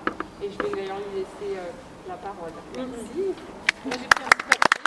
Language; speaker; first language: French; native; French